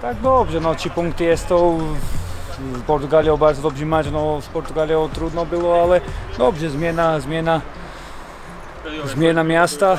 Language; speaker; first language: Polish; non-native, learner; Slovak